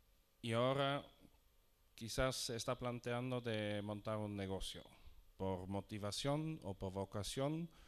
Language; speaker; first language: Spanish; non-native, fluent; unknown